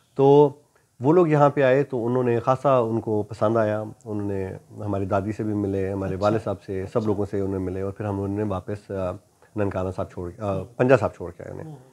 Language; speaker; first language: Urdu; non-native, local second language; Punjabi